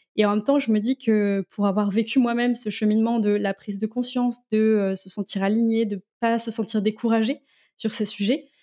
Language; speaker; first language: French; native; French